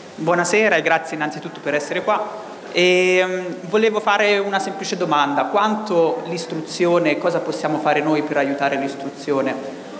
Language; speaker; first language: Italian; non-native, fluent; Malagasy